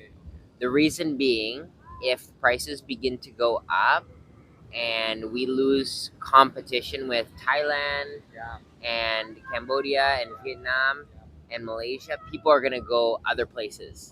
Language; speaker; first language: English; early bilingual, heritage; English